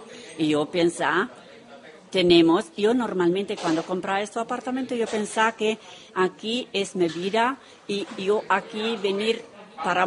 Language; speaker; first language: Spanish; non-native, learner; Romanian